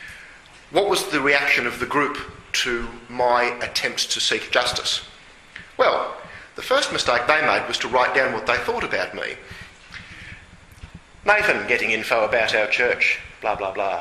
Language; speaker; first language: English; native; English